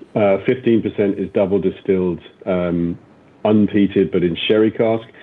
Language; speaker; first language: English; native; English